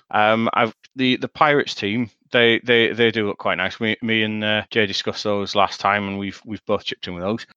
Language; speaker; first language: English; native; English